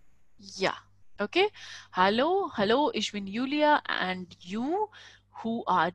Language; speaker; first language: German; non-native, fluent; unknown